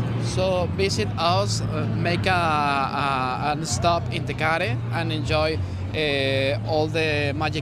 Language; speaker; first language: English; non-native, learner; Spanish